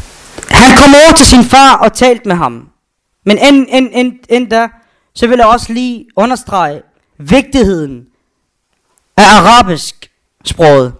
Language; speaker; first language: Danish; non-native, fluent; Arabic